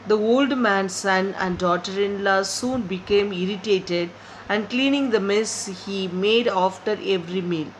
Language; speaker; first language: English; non-native, local second language; Tamil